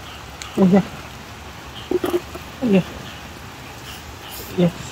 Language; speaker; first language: English; non-native, learner; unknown